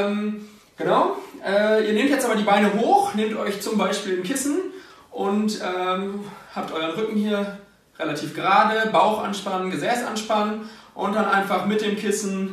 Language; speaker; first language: German; native; German